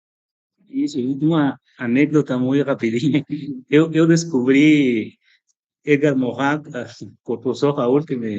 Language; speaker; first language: Portuguese; non-native, fluent; Spanish